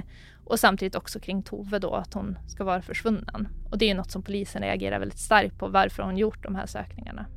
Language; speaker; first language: Swedish; native; Swedish